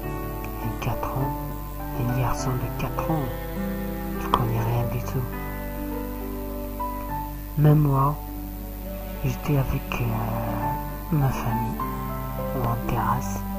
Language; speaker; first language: French; non-native, learner; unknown